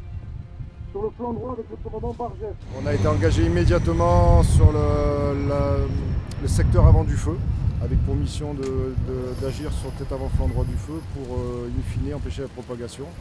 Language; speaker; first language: French; native; French